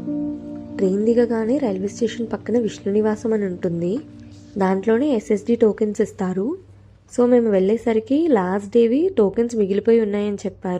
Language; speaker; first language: Telugu; native; Telugu